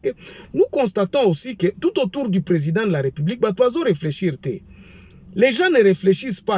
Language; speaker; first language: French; non-native, local second language; Lingala